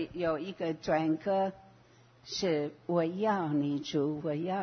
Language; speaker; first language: Chinese; non-native, fluent; English